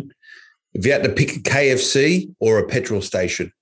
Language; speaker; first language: English; native; English